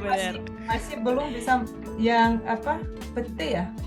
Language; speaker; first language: Indonesian; non-native, fluent; Russian